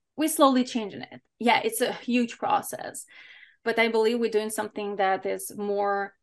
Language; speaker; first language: English; non-native, fluent; Ukrainian